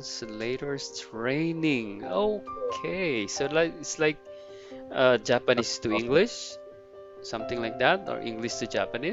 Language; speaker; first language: English; non-native, fluent; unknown